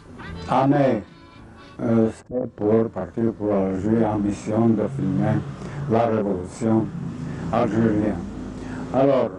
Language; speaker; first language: French; non-native, fluent; Serbian